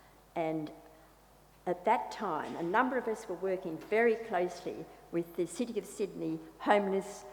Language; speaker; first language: English; native; English